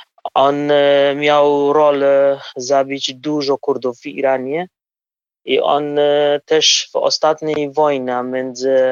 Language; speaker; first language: Polish; non-native, fluent; Kurdish